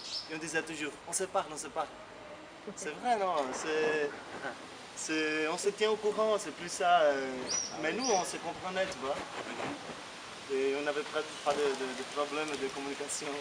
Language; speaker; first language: French; non-native, fluent; Portuguese